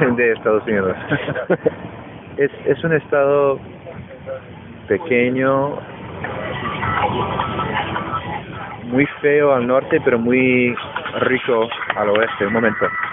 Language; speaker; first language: Spanish; non-native, fluent; English